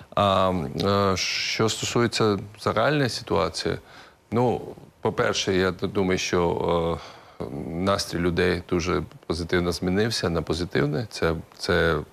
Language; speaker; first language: Ukrainian; non-native, local second language; Russian